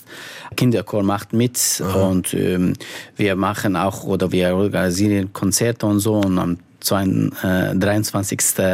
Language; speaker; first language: German; non-native, fluent; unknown